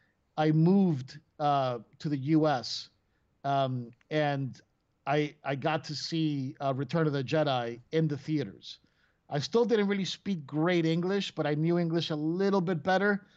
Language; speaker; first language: English; non-native, fluent; Spanish